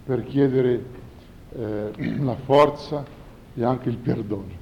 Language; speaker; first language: Italian; non-native, fluent; Portuguese